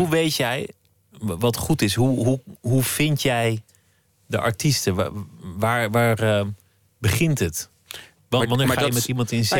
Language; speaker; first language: Dutch; native; Dutch